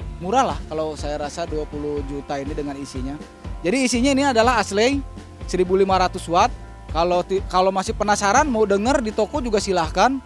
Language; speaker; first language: Indonesian; native; Indonesian